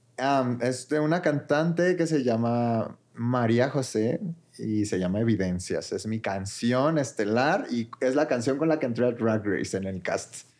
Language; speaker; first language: Spanish; native; Spanish